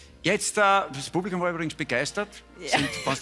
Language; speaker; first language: German; native; German